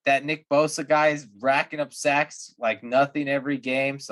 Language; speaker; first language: English; native; English